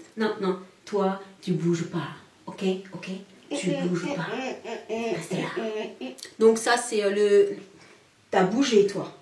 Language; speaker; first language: French; native; French